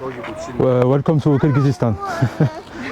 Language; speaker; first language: English; non-native, learner; French